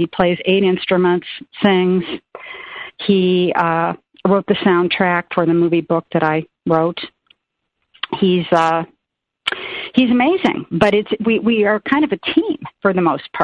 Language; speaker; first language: English; native; English